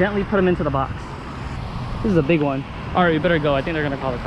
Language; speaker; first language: English; native; English